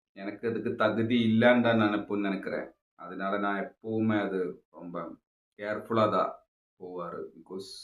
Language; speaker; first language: Tamil; non-native, local second language; Malayalam